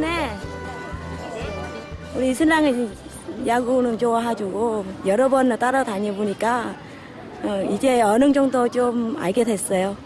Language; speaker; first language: Korean; non-native, learner; Vietnamese